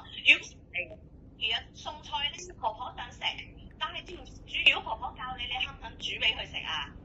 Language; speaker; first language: Cantonese; native; Cantonese